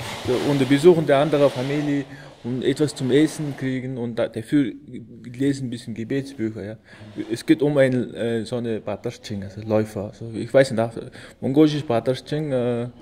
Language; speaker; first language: German; non-native, learner; Mongolian